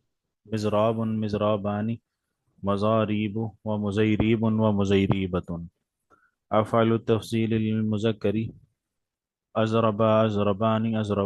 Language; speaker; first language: Arabic; non-native, learner; Urdu